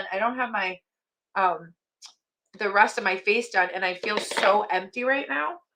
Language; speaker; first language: English; native; English